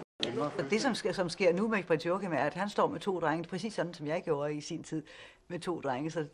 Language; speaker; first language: Danish; native; Danish